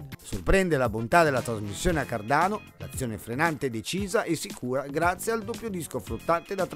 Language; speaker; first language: Italian; native; Italian